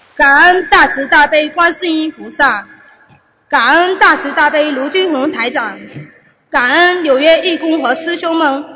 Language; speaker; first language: Chinese; native; Chinese